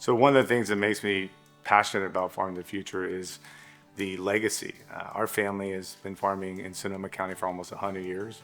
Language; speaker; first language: English; native; English